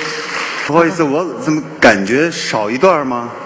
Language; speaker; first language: Chinese; non-native, local second language; Uyghur